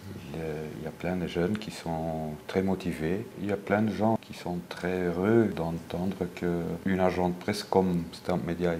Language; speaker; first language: French; non-native, local second language; Dutch